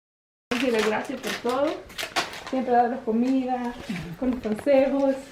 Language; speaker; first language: Spanish; early bilingual, heritage; English